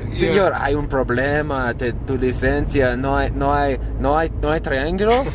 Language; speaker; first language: Spanish; non-native, learner; English